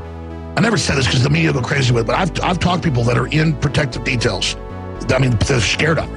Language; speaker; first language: English; native; English